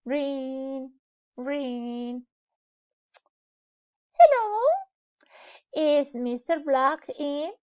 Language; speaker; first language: English; non-native, learner; Spanish